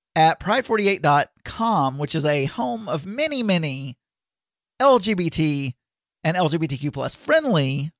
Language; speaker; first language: English; non-native, local second language; Filipino